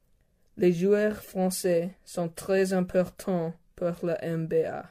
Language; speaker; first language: French; non-native, learner; English